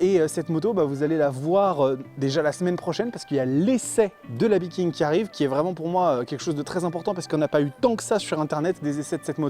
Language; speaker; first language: French; native; French